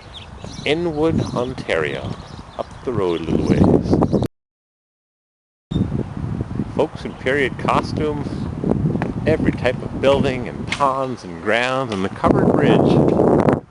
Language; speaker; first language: English; native; English